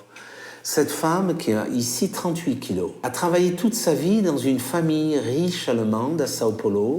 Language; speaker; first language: French; native; French